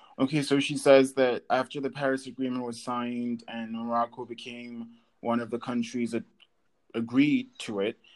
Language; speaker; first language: English; native; English